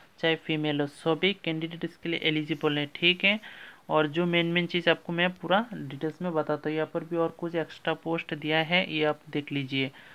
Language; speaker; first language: Hindi; non-native, local second language; Bangla